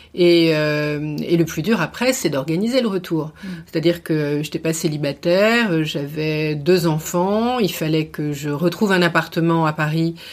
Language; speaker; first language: French; native; French